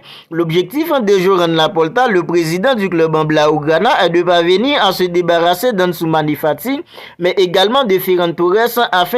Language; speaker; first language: French; native; French